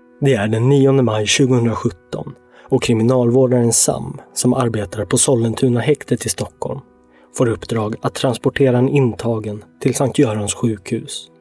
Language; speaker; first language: Swedish; native; Swedish